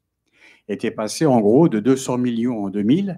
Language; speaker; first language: French; native; French